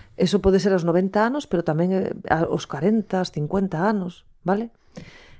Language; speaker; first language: Galician; non-native, local second language; Spanish